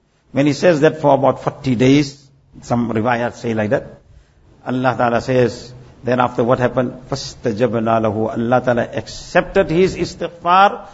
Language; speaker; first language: English; native; English